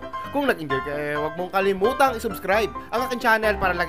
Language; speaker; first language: Filipino; native; Filipino